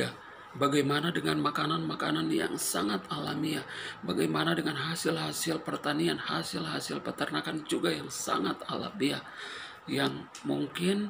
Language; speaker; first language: Indonesian; non-native, fluent; Persian